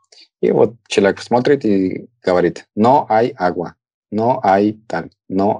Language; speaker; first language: Russian; non-native, fluent; Spanish